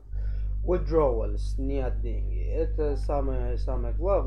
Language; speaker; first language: Russian; non-native, learner; English